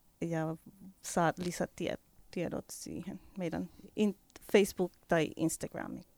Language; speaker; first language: Finnish; non-native, learner; Spanish